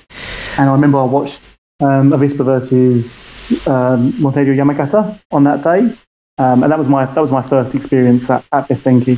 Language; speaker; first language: English; native; English